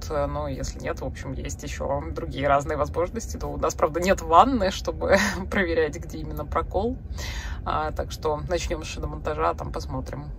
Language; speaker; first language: Russian; native; Russian